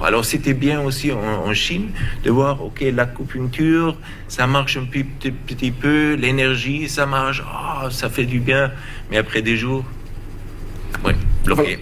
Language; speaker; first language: French; non-native, learner; German